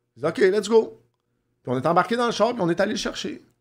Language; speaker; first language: French; native; French